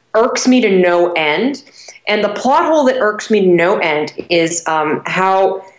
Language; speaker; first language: English; native; English